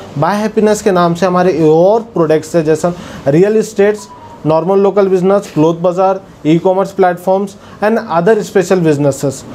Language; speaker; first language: Hindi; native; Hindi